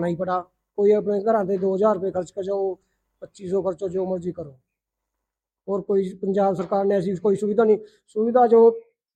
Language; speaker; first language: Hindi; native; Hindi